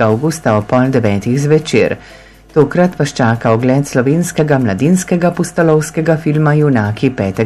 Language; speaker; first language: Slovenian; native; Slovenian